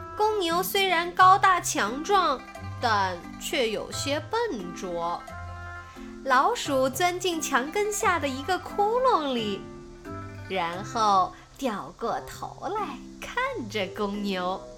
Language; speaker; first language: Chinese; native; Chinese